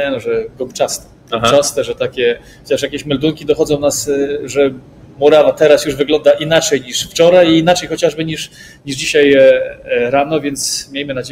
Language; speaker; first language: Polish; native; Polish